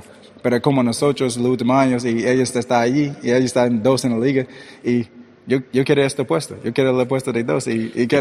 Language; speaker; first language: Spanish; early bilingual, heritage; English